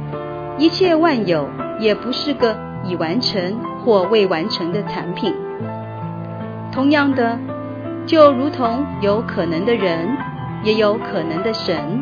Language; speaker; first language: Chinese; native; Chinese